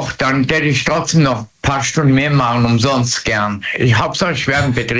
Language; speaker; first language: German; native; German